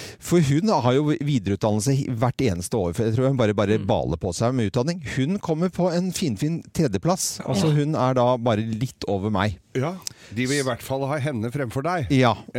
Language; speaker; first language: Norwegian; native; Norwegian